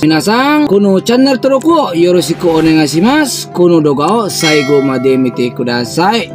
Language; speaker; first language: Japanese; non-native, fluent; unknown